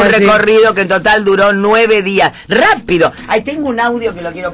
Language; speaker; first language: Spanish; native; Spanish